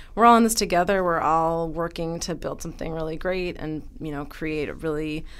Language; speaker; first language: English; native; English